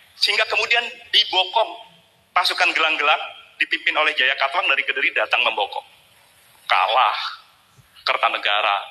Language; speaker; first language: Indonesian; native; Indonesian